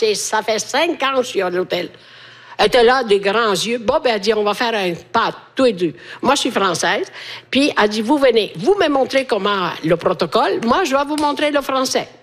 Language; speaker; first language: French; non-native, fluent; Italian